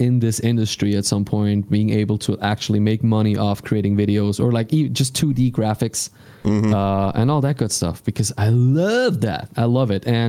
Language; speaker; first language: English; non-native, fluent; Swiss German